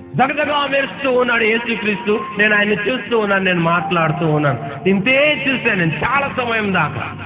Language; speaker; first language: Telugu; non-native, local second language; Urdu